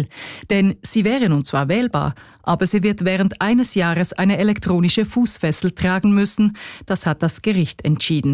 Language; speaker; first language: German; native; German